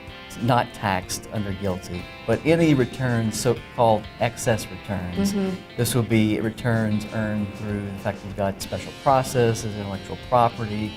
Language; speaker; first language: English; native; English